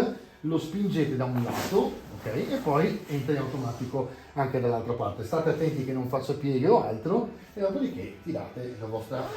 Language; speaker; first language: Italian; native; Italian